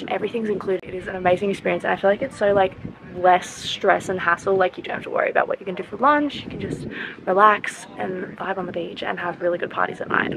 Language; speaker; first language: English; native; English